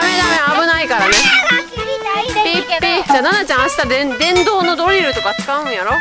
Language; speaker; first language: Japanese; native; Japanese